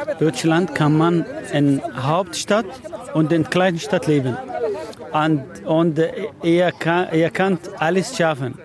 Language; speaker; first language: German; non-native, learner; Arabic